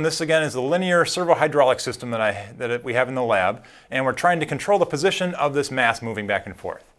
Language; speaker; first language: English; native; English